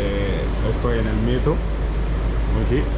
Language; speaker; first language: Spanish; non-native, learner; French